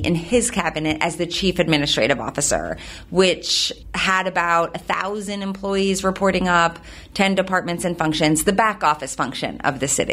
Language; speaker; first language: English; native; English